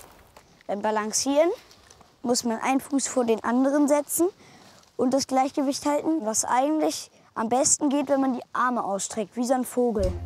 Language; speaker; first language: German; native; German